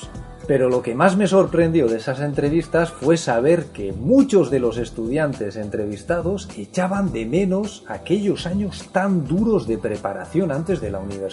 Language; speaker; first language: Spanish; native; Spanish